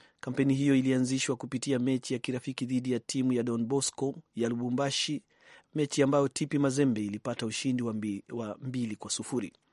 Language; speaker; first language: Swahili; native; Swahili